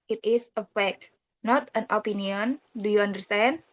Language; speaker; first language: English; non-native, learner; Indonesian